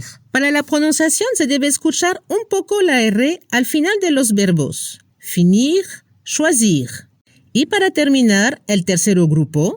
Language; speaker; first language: Spanish; non-native, fluent; French